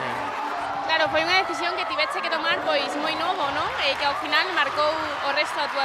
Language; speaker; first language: Galician; native; Galician